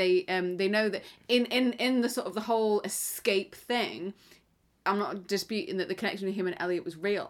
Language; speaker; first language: English; native; English